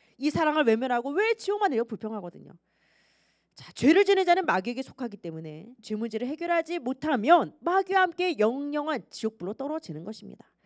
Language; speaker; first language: Korean; native; Korean